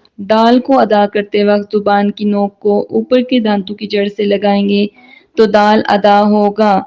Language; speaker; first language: Urdu; native; Urdu